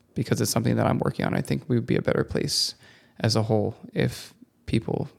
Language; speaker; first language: English; early bilingual, other home language; Italian